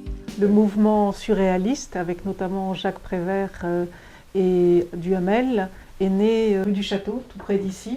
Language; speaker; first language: French; native; French